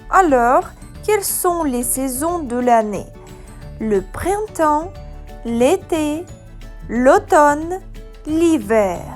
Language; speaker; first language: French; non-native, fluent; Russian